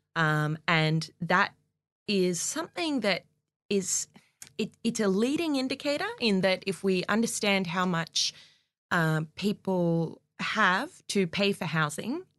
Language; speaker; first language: English; native; English